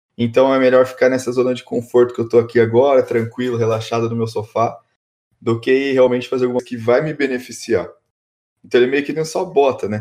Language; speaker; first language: Portuguese; native; Portuguese